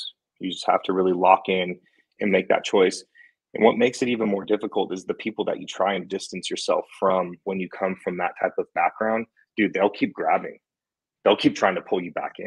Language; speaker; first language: English; native; English